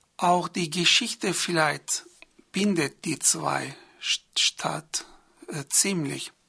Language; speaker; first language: German; non-native, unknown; Turkish